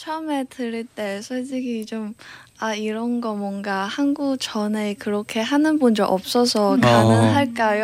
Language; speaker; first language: Korean; non-native, fluent; Cantonese